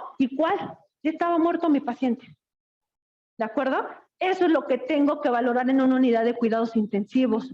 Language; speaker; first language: Spanish; native; Spanish